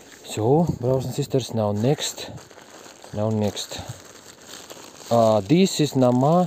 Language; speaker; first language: English; non-native, learner; Russian